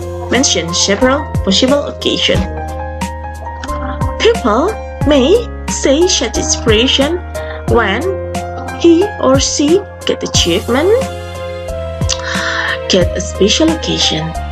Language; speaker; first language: English; non-native, fluent; Indonesian